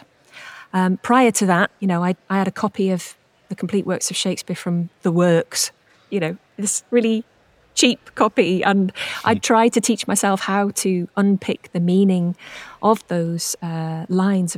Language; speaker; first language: English; native; English